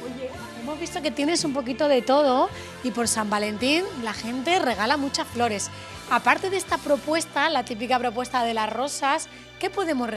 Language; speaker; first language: Spanish; native; Spanish